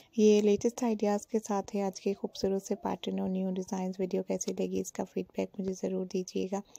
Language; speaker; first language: Hindi; native; Hindi